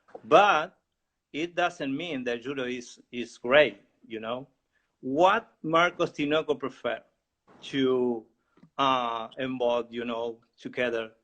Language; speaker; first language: English; non-native, learner; Spanish